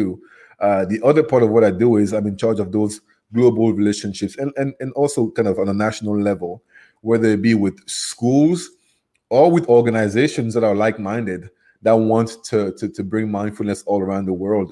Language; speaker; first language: English; non-native, local second language; French